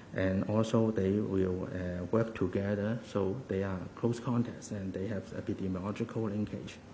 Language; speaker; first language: English; non-native, local second language; Cantonese